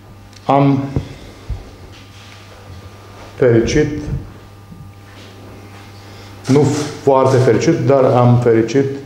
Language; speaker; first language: Romanian; non-native, learner; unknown